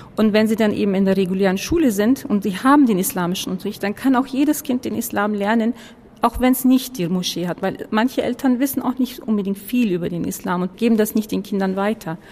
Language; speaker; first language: German; early bilingual, other home language; Turkish